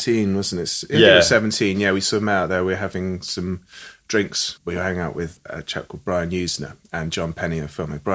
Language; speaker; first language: English; native; English